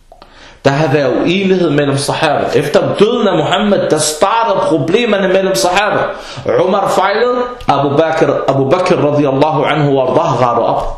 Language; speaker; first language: Danish; early bilingual, other home language; Arabic